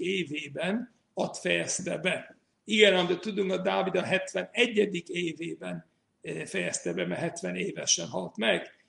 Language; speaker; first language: Hungarian; non-native, fluent; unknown